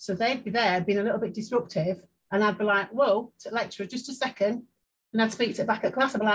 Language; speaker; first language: English; native; English